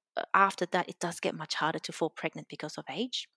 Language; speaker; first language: English; native; English